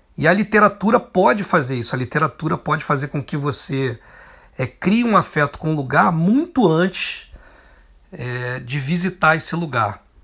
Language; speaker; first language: Portuguese; native; Portuguese